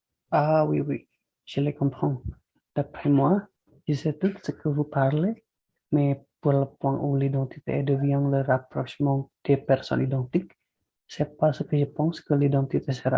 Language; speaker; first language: French; non-native, learner; Indonesian